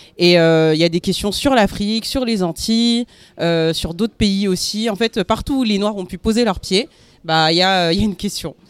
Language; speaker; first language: French; early bilingual, other home language; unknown